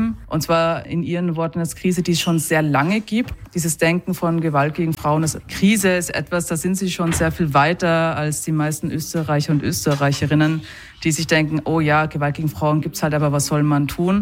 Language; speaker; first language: German; native; German